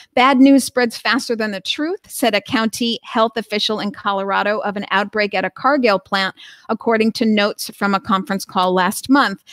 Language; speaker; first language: English; native; English